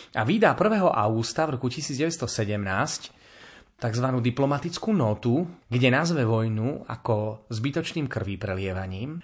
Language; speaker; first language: Slovak; native; Slovak